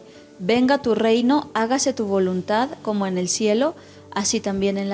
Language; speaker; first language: Spanish; native; Spanish